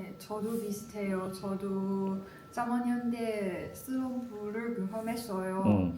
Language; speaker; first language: Korean; non-native, learner; Chinese